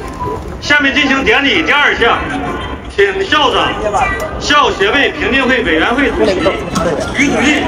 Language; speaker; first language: Chinese; native; Chinese